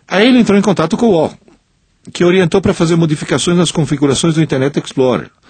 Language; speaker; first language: Portuguese; non-native, fluent; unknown